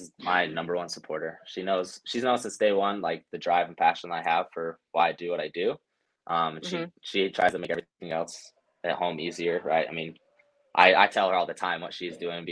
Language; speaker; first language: English; native; English